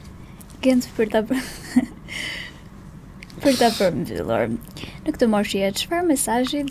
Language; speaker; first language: Albanian; native; Albanian